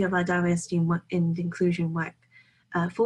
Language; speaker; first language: English; native; English